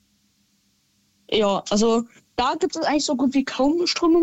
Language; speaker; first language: German; native; German